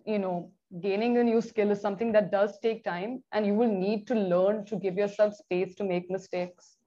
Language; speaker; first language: English; non-native, local second language; Malayalam